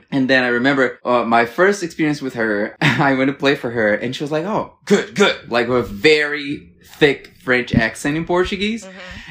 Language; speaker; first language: English; non-native, fluent; Portuguese